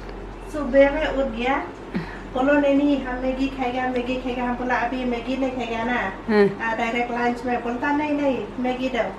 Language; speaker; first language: Hindi; non-native, local second language; Assamese